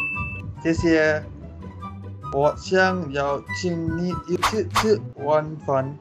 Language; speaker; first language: Chinese; non-native, learner; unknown